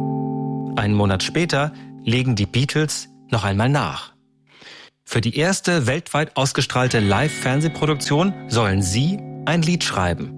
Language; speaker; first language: German; native; German